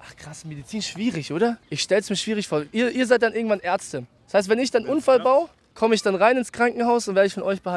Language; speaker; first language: German; native; German